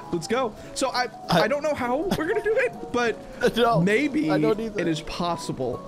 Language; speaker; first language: English; native; English